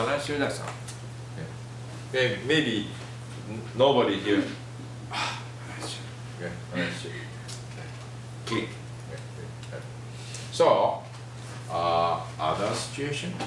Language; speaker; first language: English; non-native, fluent; Japanese